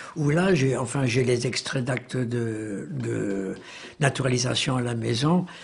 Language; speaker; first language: French; native; French